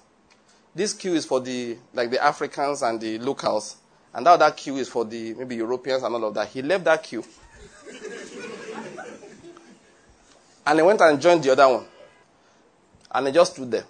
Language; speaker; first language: English; non-native, local second language; Yoruba